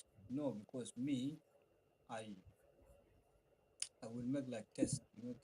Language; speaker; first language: English; non-native, fluent; Arabic